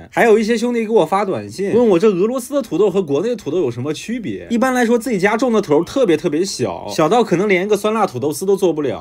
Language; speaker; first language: Chinese; native; Chinese